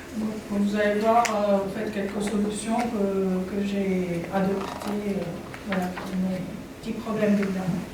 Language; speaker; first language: French; non-native, fluent; Slovak